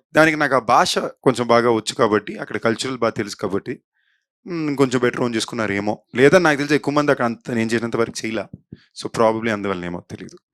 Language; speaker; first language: Telugu; native; Telugu